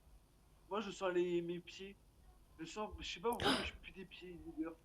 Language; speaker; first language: French; native; French